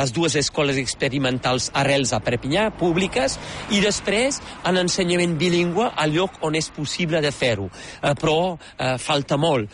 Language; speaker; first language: Catalan; native; Catalan